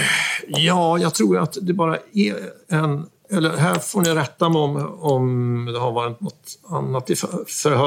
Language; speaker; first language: Swedish; native; Swedish